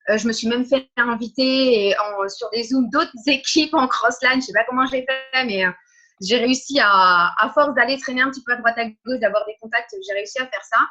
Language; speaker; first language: French; early bilingual, other home language; Portuguese